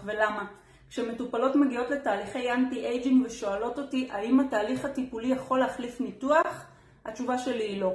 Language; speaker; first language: Hebrew; native; Hebrew